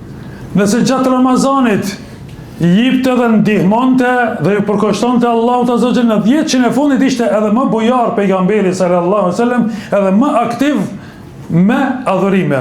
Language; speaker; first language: Albanian; native; Albanian